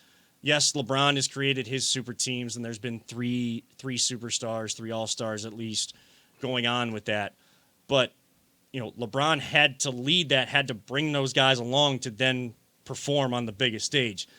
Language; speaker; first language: English; native; English